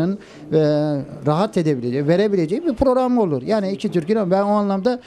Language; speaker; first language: Turkish; native; Turkish